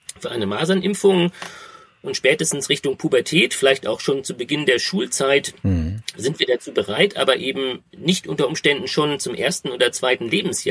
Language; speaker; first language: German; native; German